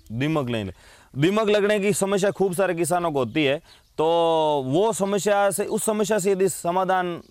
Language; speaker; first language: Hindi; native; Hindi